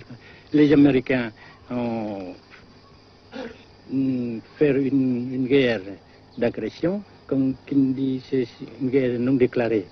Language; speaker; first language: French; non-native, local second language; Vietnamese